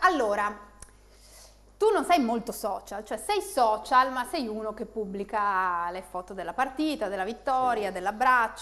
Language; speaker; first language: Italian; native; Italian